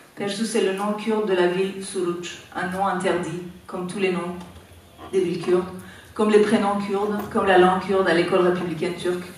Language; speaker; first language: French; non-native, fluent; Persian